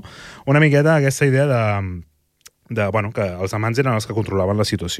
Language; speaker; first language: Catalan; native; Catalan